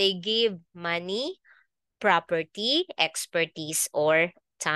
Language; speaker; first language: English; non-native, local second language; Filipino